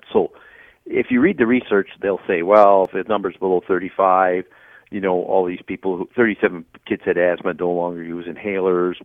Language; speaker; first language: English; native; English